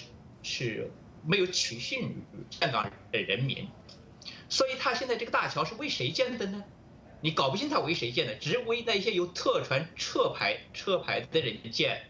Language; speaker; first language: Chinese; native; Chinese